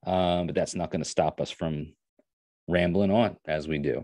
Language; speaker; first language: English; native; English